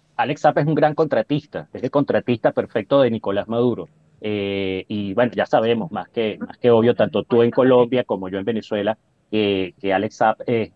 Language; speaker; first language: Spanish; native; Spanish